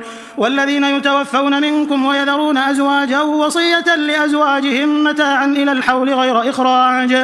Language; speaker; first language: Arabic; native; Arabic